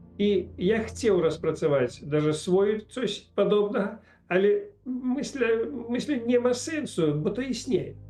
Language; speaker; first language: Polish; non-native, learner; Russian